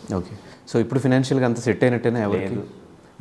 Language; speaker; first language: Telugu; native; Telugu